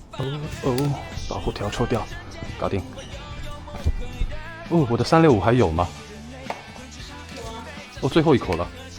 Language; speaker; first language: Chinese; native; Chinese